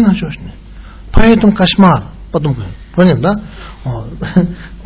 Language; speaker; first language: Russian; non-native, learner; Tibetan